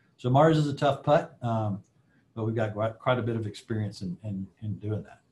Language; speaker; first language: English; native; English